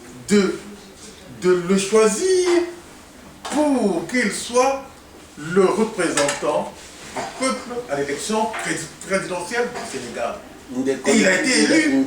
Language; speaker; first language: French; non-native, local second language; Lingala